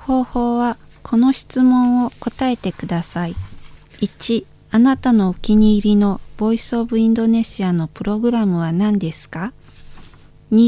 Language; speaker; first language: Japanese; non-native, fluent; Indonesian